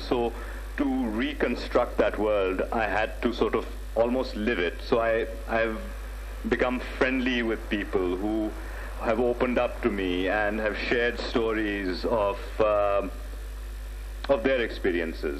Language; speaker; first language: English; early bilingual, other home language; Urdu